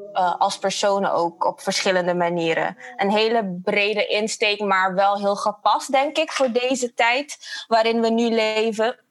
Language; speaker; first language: Dutch; non-native, fluent; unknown